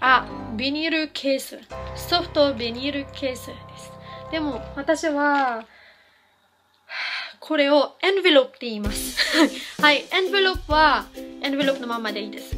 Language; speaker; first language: Japanese; non-native, fluent; Filipino